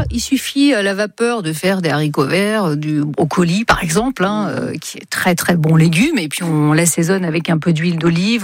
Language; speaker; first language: French; native; French